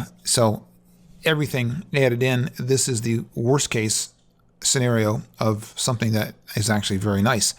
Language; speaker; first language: English; native; English